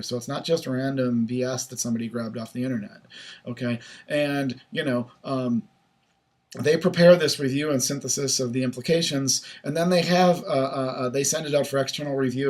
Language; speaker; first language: English; native; English